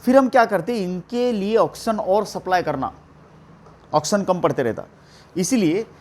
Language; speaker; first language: Hindi; non-native, local second language; Marathi